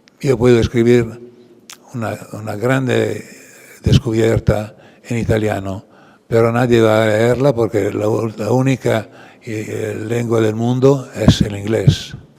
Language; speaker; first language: Spanish; non-native, fluent; Italian